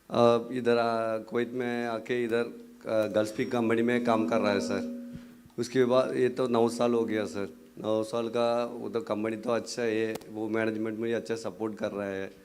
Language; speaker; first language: Hindi; non-native, local second language; Tamil